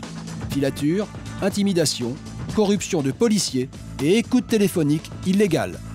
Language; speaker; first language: French; native; French